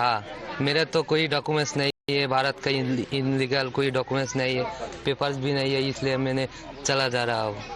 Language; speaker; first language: Hindi; non-native, learner; Bangla